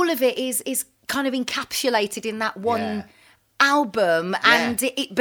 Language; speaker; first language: English; native; English